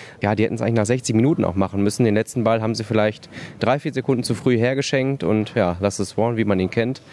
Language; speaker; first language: German; native; German